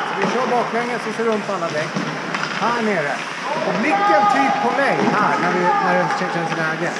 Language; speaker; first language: Swedish; native; Swedish